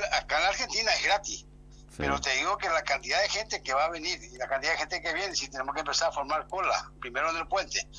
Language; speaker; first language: Spanish; native; Spanish